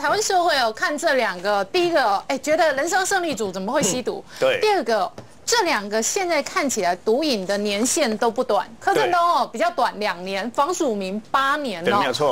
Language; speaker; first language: Chinese; native; Chinese